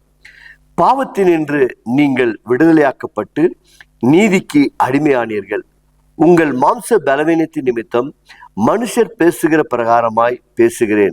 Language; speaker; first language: Tamil; native; Tamil